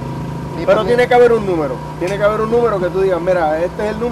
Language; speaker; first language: Spanish; native; Spanish